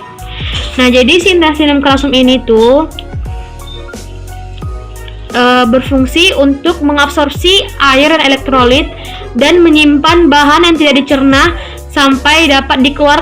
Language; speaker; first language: Indonesian; native; Indonesian